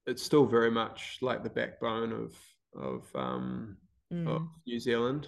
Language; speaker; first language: English; native; English